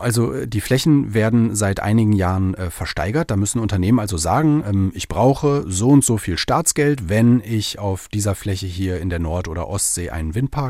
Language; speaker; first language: German; native; German